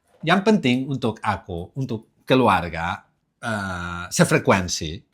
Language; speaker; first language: Indonesian; non-native, learner; Catalan